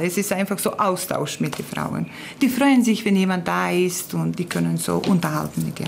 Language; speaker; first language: German; non-native, fluent; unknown